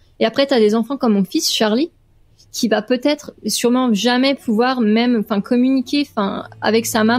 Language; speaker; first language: French; native; French